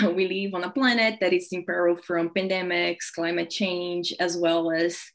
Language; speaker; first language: English; non-native, fluent; Portuguese